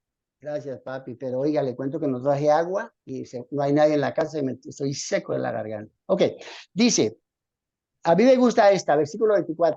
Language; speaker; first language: Spanish; native; Spanish